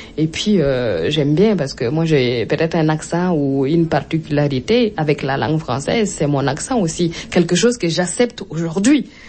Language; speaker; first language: French; non-native, local second language; Mossi